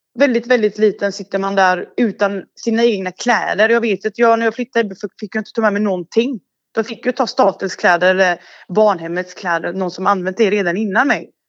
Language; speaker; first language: Swedish; early bilingual, other home language; Bosnian